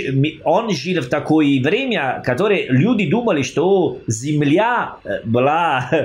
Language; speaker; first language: Russian; non-native, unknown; Italian